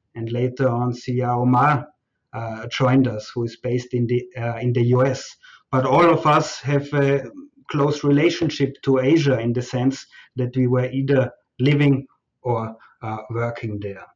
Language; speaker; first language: English; non-native, fluent; German